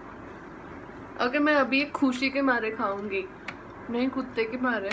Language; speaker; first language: Hindi; non-native, local second language; Gujarati